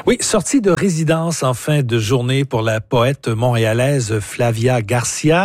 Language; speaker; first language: French; native; French